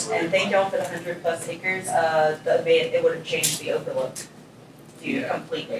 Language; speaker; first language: English; native; English